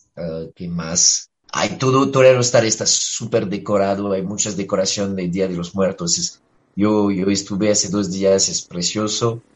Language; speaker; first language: Spanish; non-native, fluent; French